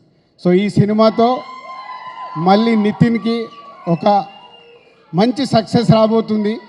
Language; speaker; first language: Telugu; native; Telugu